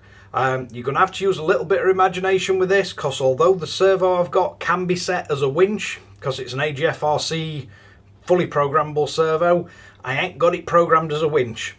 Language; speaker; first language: English; native; English